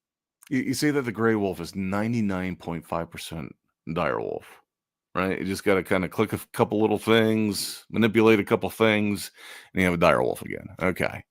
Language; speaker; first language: English; native; English